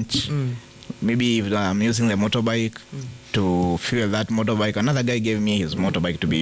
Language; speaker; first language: English; non-native, local second language; Kikuyu